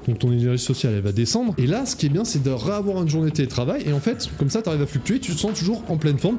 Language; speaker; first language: French; native; French